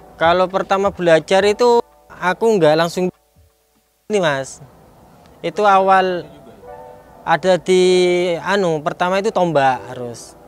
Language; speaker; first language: Indonesian; native; Indonesian